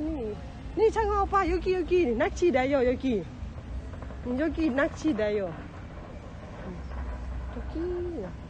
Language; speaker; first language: Korean; non-native, learner; Thai